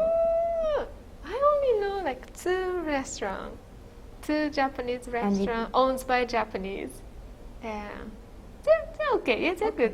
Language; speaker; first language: English; non-native, fluent; Japanese